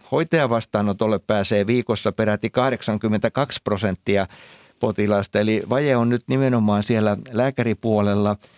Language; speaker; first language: Finnish; native; Finnish